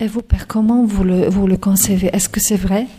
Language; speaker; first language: French; non-native, fluent; Polish